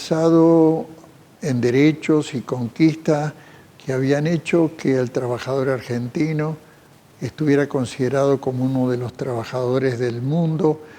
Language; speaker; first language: Spanish; native; Spanish